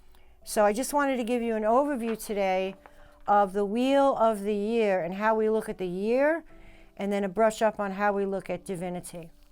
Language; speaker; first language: English; native; English